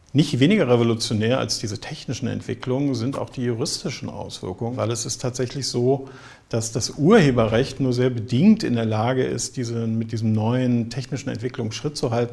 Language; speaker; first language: German; native; German